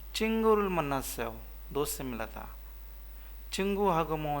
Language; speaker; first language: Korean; non-native, fluent; Urdu